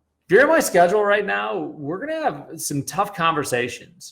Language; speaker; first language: English; native; English